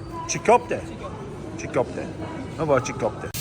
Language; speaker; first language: Russian; non-native, local second language; Lithuanian